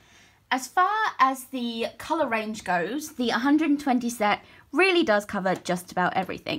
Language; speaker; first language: English; native; English